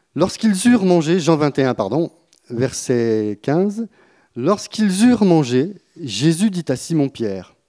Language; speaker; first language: French; native; French